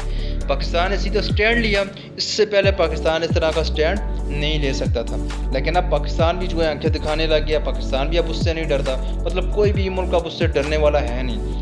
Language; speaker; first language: Hindi; non-native, local second language; Punjabi